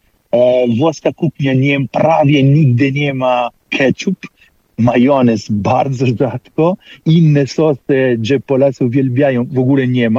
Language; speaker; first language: Polish; non-native, fluent; Italian